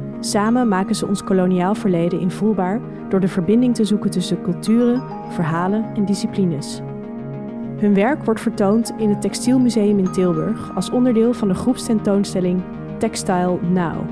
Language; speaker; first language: Dutch; native; Dutch